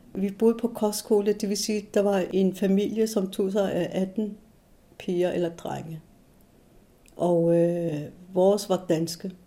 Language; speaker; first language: Danish; non-native, local second language; Kalaallisut